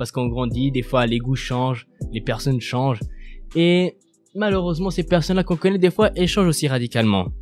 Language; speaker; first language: French; non-native, fluent; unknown